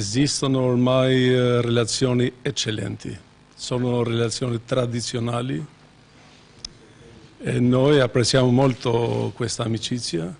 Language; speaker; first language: Italian; non-native, fluent; Albanian